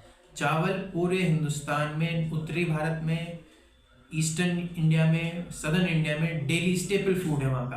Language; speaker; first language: Hindi; native; Hindi